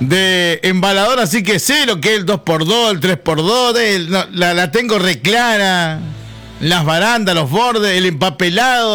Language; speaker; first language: Spanish; native; Spanish